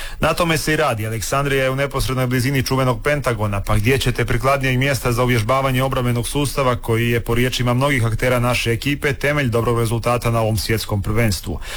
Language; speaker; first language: Croatian; native; Croatian